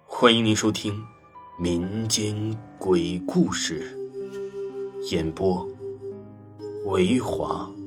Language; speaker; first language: Chinese; native; Chinese